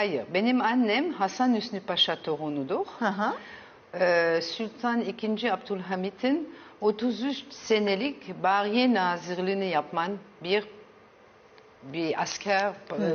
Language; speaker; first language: Turkish; early bilingual, heritage; Turkish